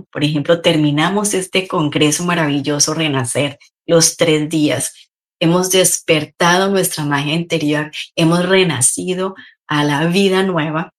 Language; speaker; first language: Spanish; native; Spanish